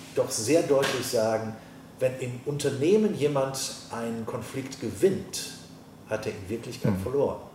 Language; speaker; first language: German; native; German